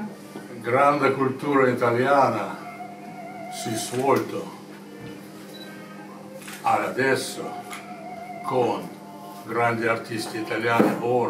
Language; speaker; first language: Italian; non-native, learner; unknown